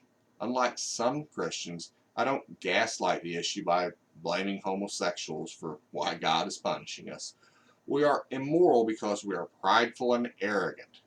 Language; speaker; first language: English; native; English